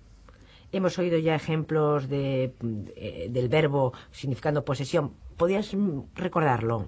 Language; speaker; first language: Spanish; native; Spanish